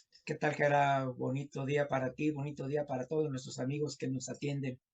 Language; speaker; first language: Spanish; native; Spanish